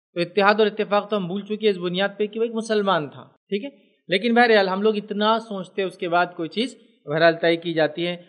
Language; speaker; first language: Urdu; native; Urdu